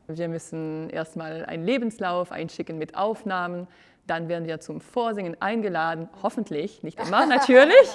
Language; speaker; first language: German; non-native, fluent; French